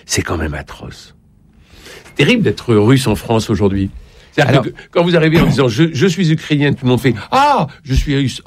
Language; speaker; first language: French; native; French